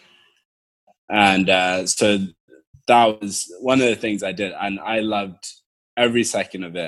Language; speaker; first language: English; native; English